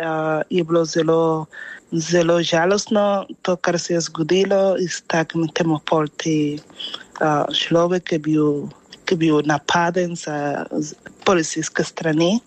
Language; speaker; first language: Slovenian; non-native, fluent; Spanish